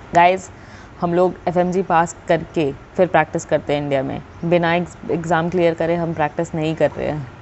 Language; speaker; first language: Hindi; native; Hindi